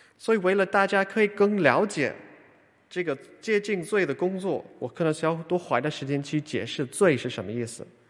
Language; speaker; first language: Chinese; non-native, fluent; English